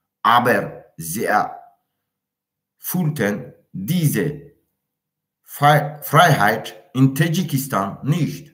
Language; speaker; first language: German; non-native, learner; Tajik